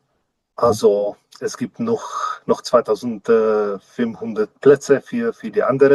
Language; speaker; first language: German; non-native, learner; Czech